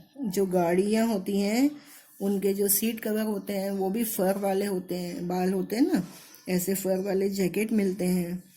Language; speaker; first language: Hindi; native; Hindi